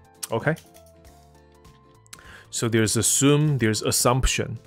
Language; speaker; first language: English; non-native, fluent; Chinese